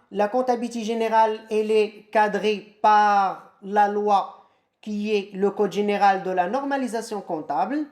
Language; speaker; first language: French; non-native, local second language; Arabic